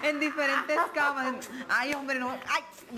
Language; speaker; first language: Spanish; native; Spanish